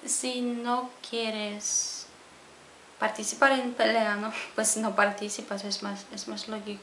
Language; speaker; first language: Spanish; non-native, fluent; Polish